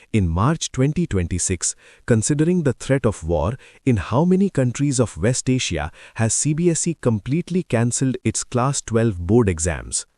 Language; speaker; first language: English; non-native, local second language; Hindi